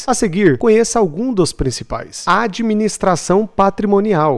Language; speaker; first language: Portuguese; native; Portuguese